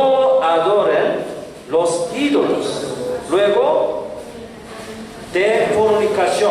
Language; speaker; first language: Spanish; non-native, learner; Korean